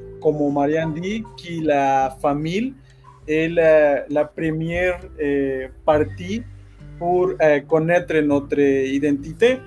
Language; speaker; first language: French; non-native, learner; Spanish